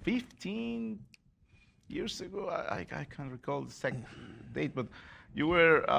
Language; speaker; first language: English; non-native, fluent; Spanish